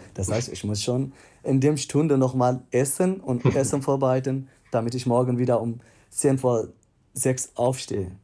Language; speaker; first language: German; non-native, fluent; Tigrinya